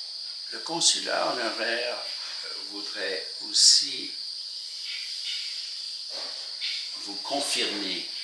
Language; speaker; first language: French; non-native, fluent; English